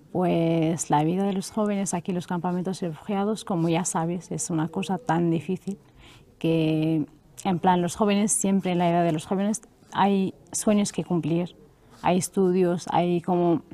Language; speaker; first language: Spanish; non-native, local second language; Arabic